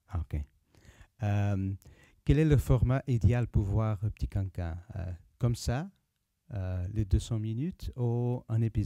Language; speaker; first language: French; non-native, learner; Portuguese